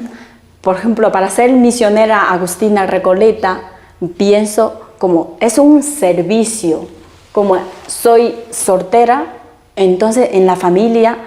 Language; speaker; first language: Spanish; non-native, fluent; Chinese